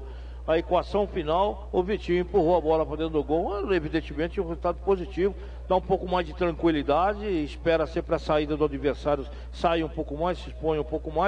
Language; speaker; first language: Portuguese; native; Portuguese